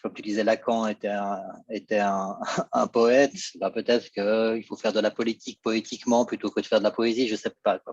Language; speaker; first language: French; native; French